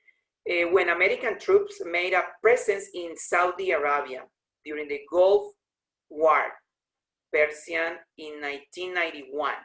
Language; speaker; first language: English; non-native, learner; Spanish